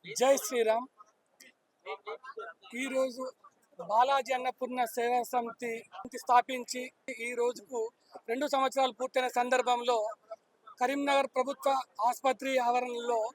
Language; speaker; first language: Telugu; native; Telugu